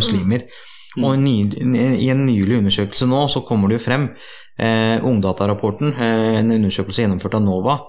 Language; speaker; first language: Norwegian; early bilingual, other home language; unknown